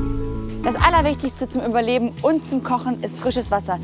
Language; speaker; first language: German; native; German